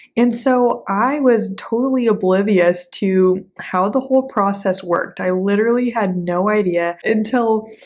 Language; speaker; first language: English; native; English